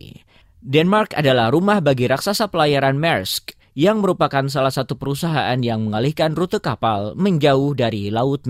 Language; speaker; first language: Indonesian; native; Indonesian